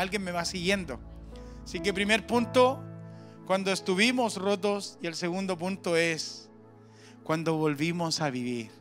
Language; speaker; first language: Spanish; native; Spanish